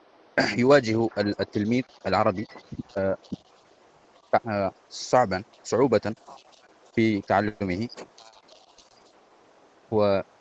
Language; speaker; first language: Arabic; non-native, fluent; Urdu